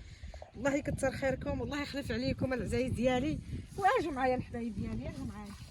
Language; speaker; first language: Arabic; native; Arabic